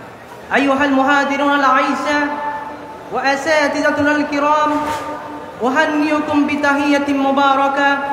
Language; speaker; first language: Arabic; non-native, learner; Bangla